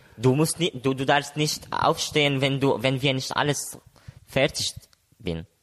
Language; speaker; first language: German; non-native, learner; Arabic